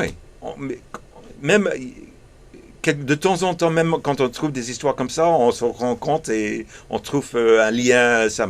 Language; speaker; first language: French; early bilingual, heritage; English